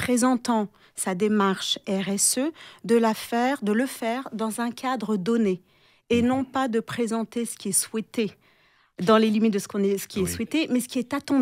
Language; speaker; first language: French; native; French